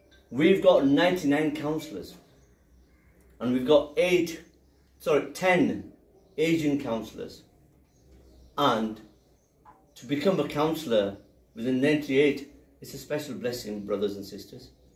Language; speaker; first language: English; early bilingual, other home language; Punjabi